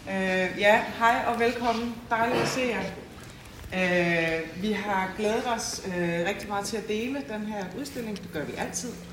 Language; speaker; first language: Danish; native; Danish